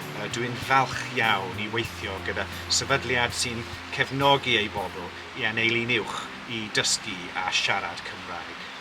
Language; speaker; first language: Welsh; non-native, local second language; English